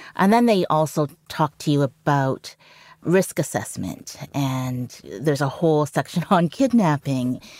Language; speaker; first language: English; early bilingual, other home language; Cantonese